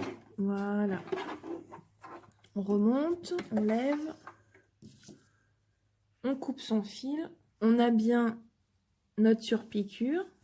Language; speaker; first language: French; native; French